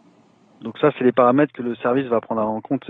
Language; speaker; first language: French; native; French